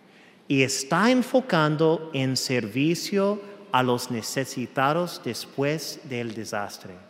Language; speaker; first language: Spanish; non-native, fluent; English